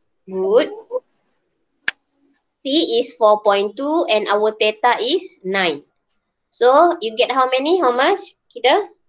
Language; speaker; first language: English; non-native, local second language; Malay